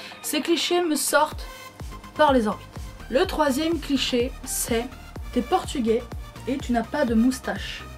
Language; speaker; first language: French; early bilingual, other home language; Portuguese